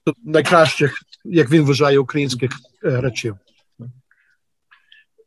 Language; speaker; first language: Ukrainian; early bilingual, heritage; Ukrainian